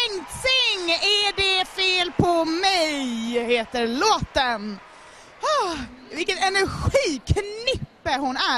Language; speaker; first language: Swedish; native; Swedish